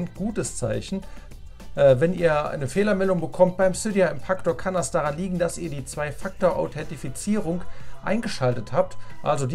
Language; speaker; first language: German; native; German